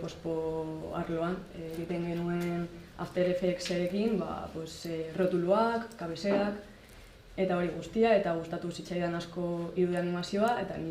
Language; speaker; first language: Basque; non-native, local second language; Spanish